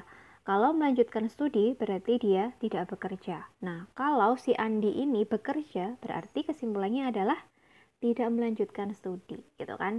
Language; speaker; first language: Indonesian; native; Indonesian